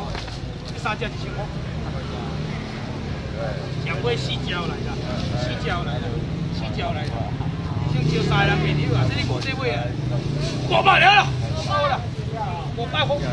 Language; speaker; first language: Chinese; native; Chinese